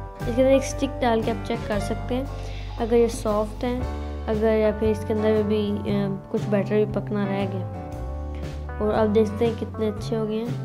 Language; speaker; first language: Urdu; native; Urdu